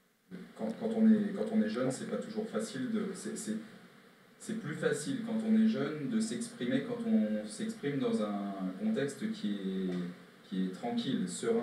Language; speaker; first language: French; native; French